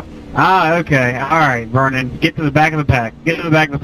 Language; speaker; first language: English; native; English